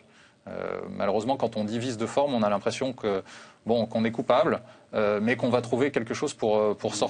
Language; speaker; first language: French; native; French